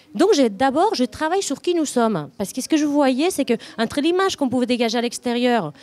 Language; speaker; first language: French; non-native, fluent; Spanish